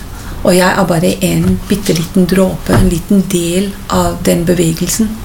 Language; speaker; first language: Norwegian; non-native, fluent; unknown